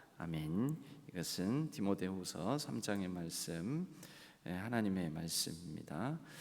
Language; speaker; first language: Korean; native; Korean